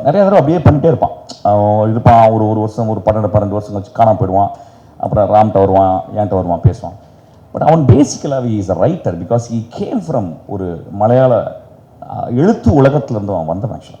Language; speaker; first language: Tamil; native; Tamil